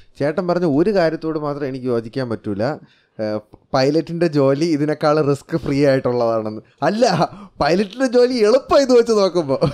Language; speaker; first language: Malayalam; native; Malayalam